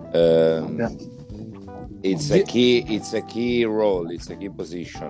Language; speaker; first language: English; non-native, fluent; Italian